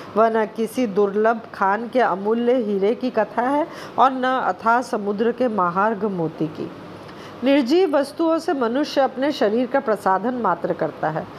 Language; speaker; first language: Hindi; non-native, local second language; Bangla